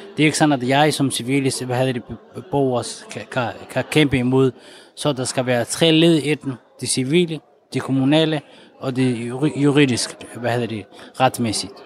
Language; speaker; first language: Danish; non-native, fluent; Somali